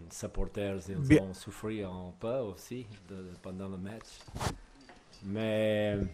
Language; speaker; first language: French; non-native, learner; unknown